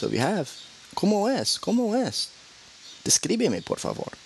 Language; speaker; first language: Spanish; non-native, fluent; English